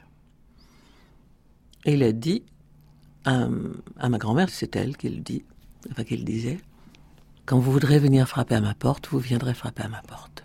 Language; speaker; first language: French; native; French